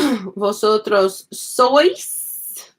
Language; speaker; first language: Spanish; non-native, fluent; English